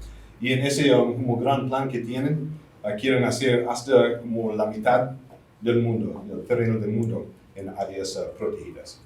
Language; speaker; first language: Spanish; non-native, fluent; English